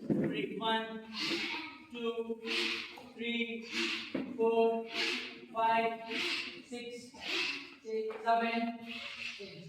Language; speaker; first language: English; non-native, local second language; Kannada